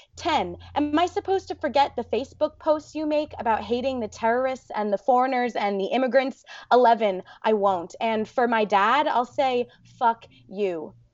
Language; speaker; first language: English; early bilingual, other home language; Arabic